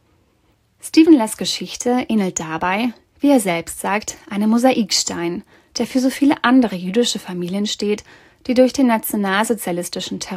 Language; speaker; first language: German; native; German